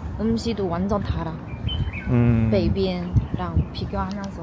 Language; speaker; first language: Korean; non-native, learner; Chinese